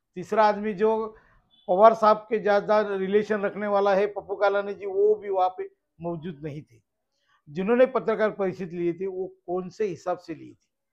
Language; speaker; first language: Hindi; non-native, local second language; Marathi